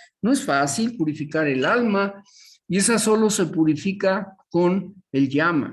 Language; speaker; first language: Spanish; native; Spanish